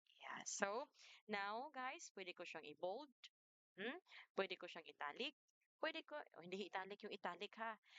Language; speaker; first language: Filipino; non-native, local second language; Cebuano